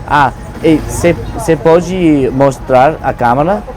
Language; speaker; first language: Portuguese; non-native, learner; English